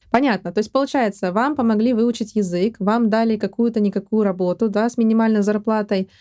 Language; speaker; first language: Russian; native; Russian